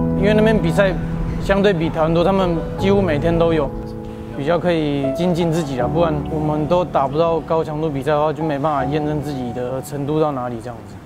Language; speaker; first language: Chinese; native; Chinese